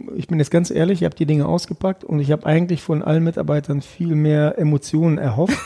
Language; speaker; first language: German; early bilingual, other home language; Russian